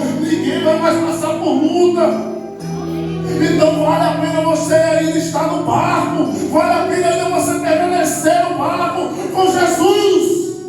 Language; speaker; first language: Portuguese; native; Portuguese